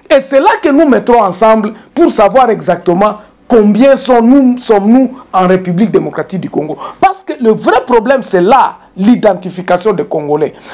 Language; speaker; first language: French; non-native, local second language; Swahili